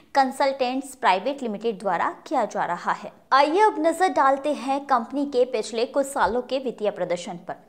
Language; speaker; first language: Hindi; native; Hindi